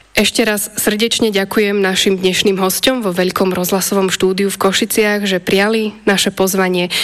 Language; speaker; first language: Slovak; native; Slovak